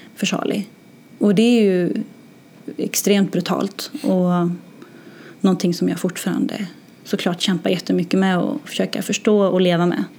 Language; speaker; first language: Swedish; early bilingual, other home language; Arabic